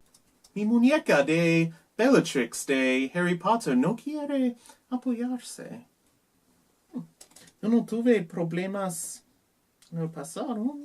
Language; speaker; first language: Spanish; non-native, learner; English